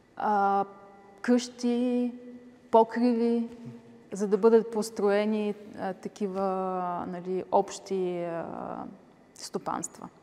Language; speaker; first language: Bulgarian; early bilingual, heritage; Bulgarian